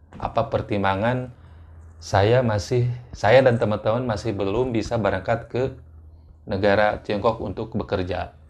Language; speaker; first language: Indonesian; native; Indonesian